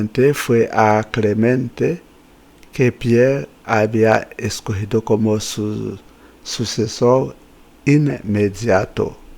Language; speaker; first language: Spanish; non-native, fluent; Haitian Creole